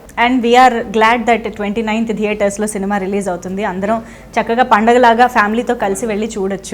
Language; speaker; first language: Telugu; native; Telugu